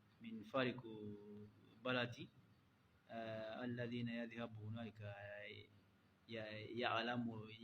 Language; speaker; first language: Arabic; non-native, learner; Kinyarwanda